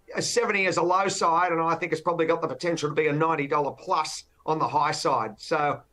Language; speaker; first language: English; native; English